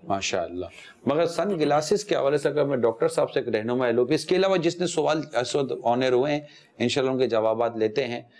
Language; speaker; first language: Urdu; native; Urdu